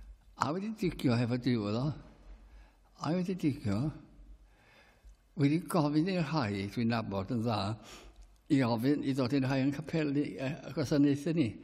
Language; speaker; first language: Welsh; native; Welsh